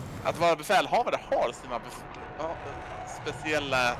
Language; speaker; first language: Swedish; native; Swedish